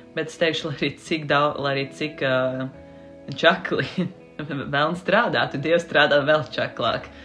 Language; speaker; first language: Latvian; native; Latvian